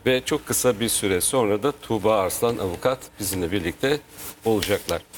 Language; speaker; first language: Turkish; native; Turkish